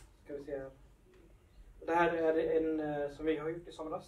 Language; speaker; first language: Swedish; early bilingual, other home language; Somali